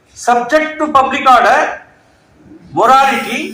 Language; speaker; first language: English; non-native, local second language; Kannada